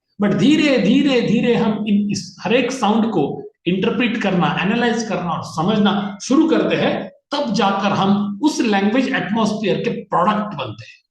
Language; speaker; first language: Hindi; non-native, local second language; Marathi